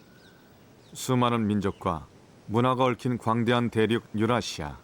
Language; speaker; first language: Korean; native; Korean